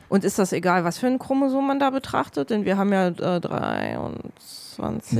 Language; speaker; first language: German; native; German